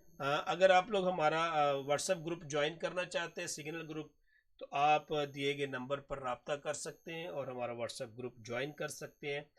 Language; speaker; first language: Hindi; non-native, local second language; Punjabi